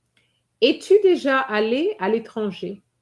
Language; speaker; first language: French; non-native, fluent; English